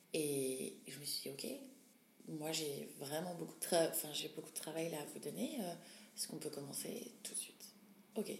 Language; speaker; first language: French; native; French